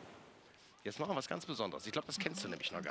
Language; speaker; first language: German; native; German